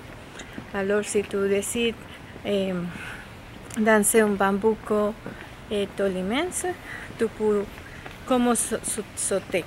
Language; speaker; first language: French; non-native, learner; Spanish